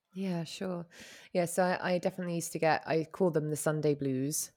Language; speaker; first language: English; native; English